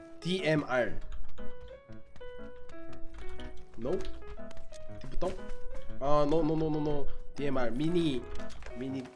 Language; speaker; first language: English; non-native, learner; Korean